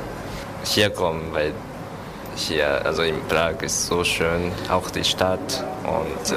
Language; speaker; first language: German; non-native, learner; Japanese